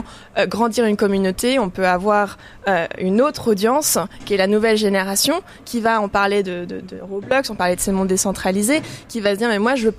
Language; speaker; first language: French; native; French